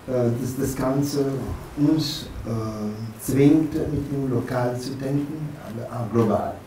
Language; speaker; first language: German; non-native, fluent; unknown